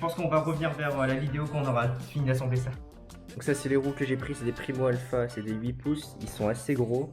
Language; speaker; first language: French; native; French